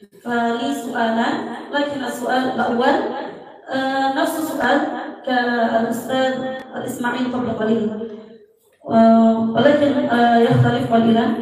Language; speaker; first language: Arabic; non-native, fluent; Indonesian